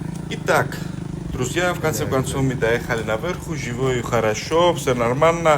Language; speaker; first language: Russian; non-native, learner; Georgian